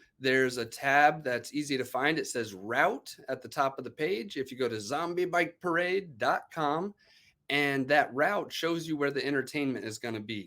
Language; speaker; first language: English; native; English